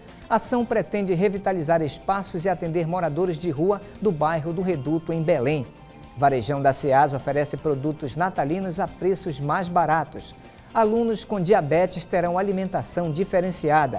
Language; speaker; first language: Portuguese; native; Portuguese